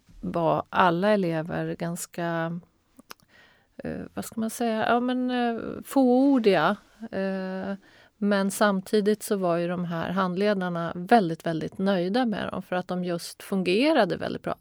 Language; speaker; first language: Swedish; native; Swedish